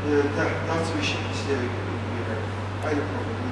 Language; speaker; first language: German; non-native, fluent; Turkish